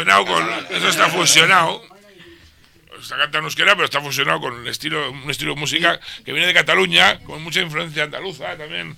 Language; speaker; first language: Spanish; native; Spanish